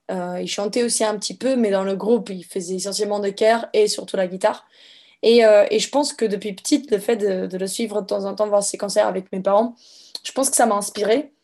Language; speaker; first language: French; non-native, fluent; Portuguese